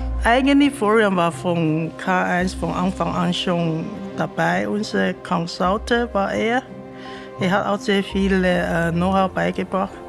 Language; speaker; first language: German; non-native, fluent; Chinese